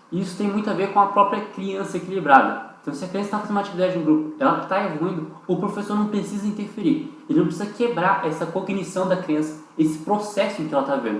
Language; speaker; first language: Portuguese; native; Portuguese